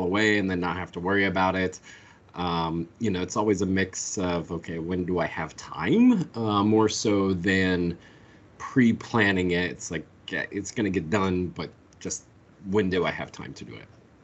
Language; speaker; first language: English; native; English